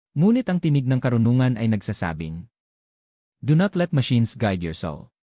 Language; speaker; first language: Filipino; native; Filipino